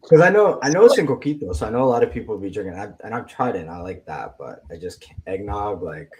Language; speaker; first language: English; native; English